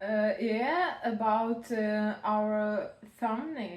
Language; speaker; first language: English; non-native, learner; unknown